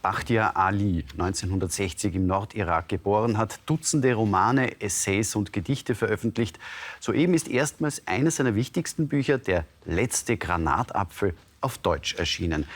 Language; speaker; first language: German; native; German